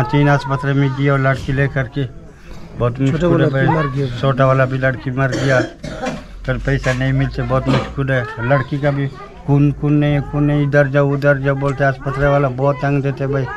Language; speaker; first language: Hindi; non-native, local second language; Tibetan